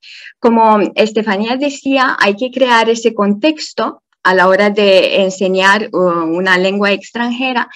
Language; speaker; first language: Spanish; non-native, fluent; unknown